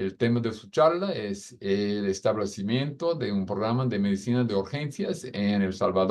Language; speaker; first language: Spanish; non-native, fluent; English